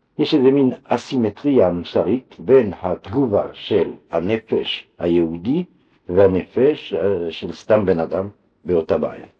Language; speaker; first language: Hebrew; non-native, fluent; French